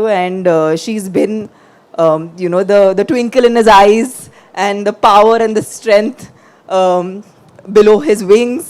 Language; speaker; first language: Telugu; non-native, fluent; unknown